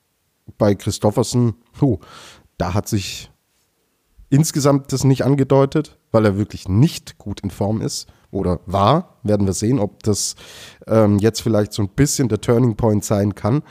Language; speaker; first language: German; native; German